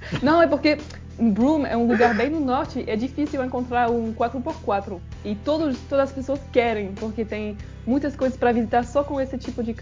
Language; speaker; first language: Portuguese; non-native, fluent; French